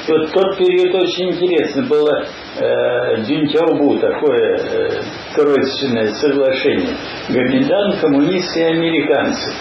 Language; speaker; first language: Russian; native; Russian